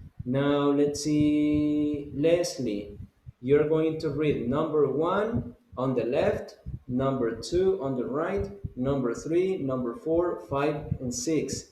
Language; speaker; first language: English; non-native, fluent; Spanish